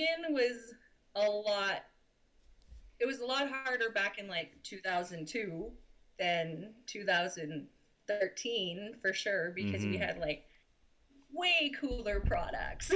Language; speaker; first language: English; native; English